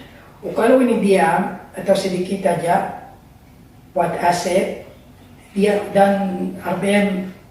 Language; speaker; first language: Indonesian; non-native, learner; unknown